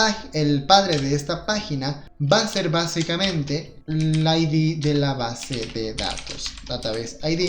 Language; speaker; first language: Spanish; native; Spanish